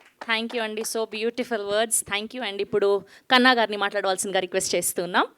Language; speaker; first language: Telugu; native; Telugu